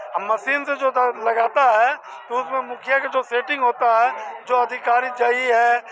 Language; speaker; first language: Hindi; native; Hindi